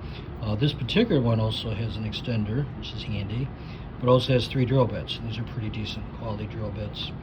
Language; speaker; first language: English; native; English